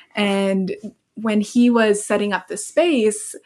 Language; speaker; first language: English; native; English